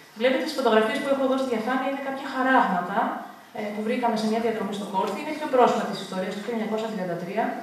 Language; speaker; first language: Greek; native; Greek